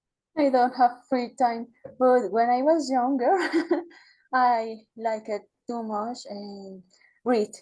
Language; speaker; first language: English; non-native, learner; Spanish